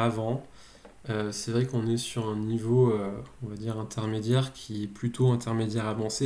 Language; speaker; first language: French; native; French